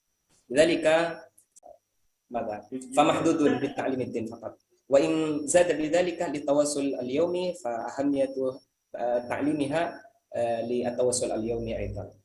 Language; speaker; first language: Arabic; non-native, fluent; Indonesian